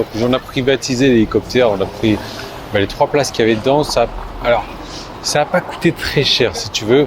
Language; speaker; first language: French; native; French